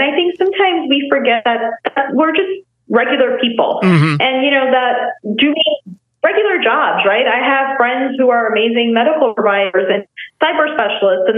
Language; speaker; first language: English; non-native, local second language; Nepali